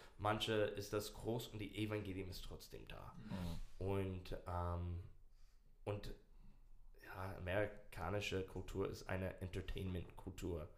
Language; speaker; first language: German; non-native, learner; English